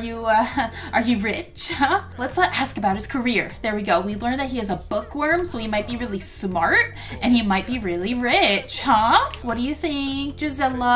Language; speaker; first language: English; native; English